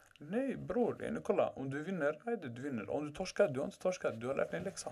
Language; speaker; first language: Swedish; early bilingual, other home language; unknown